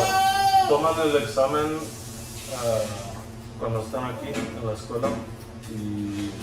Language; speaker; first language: Spanish; early bilingual, heritage; Spanish